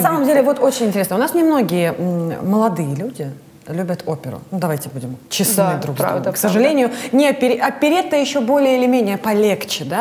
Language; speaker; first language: Russian; native; Russian